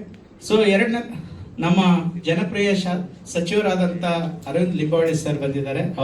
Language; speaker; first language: Kannada; native; Kannada